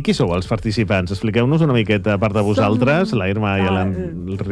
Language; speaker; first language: Catalan; native; Catalan